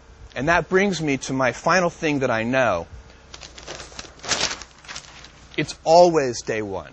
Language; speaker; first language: English; native; English